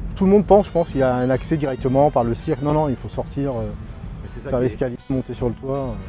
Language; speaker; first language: French; native; French